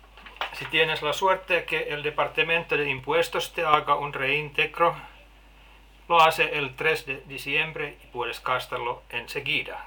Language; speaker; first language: Spanish; non-native, fluent; Finnish